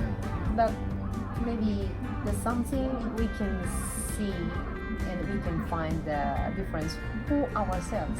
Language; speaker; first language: English; non-native, learner; Japanese